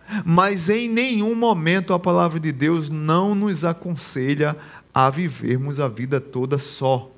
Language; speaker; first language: Portuguese; native; Portuguese